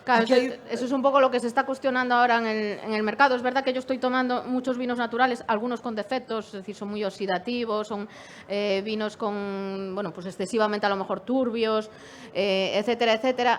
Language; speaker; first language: Spanish; native; Spanish